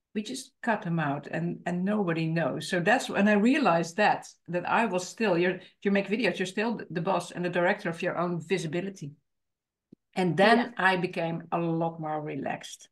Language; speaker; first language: English; non-native, fluent; Dutch